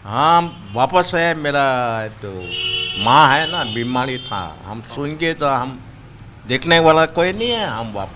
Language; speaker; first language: Hindi; non-native, local second language; Chinese